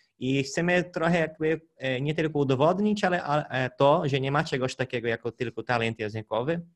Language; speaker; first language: Polish; non-native, fluent; Portuguese